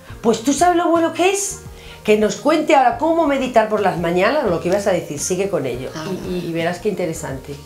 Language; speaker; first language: Spanish; native; Spanish